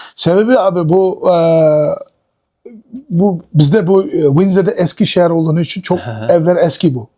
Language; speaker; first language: Turkish; non-native, learner; Uyghur